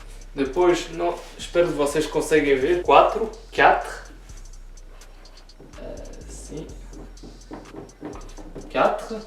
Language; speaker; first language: Portuguese; early bilingual, heritage; Portuguese